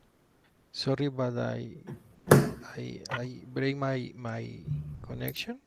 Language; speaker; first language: English; non-native, learner; Spanish